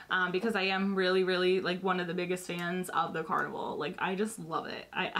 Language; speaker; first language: English; native; English